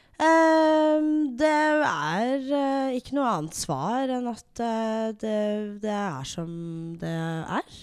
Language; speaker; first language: Norwegian; early bilingual, other home language; English